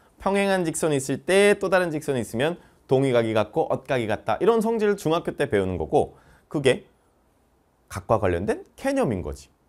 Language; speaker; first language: Korean; native; Korean